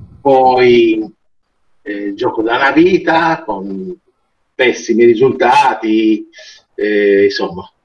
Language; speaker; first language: Italian; native; Italian